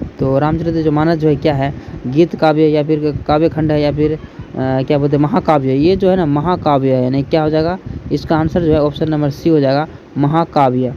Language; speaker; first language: Hindi; native; Hindi